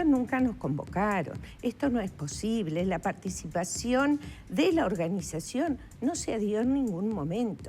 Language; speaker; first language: Spanish; native; Spanish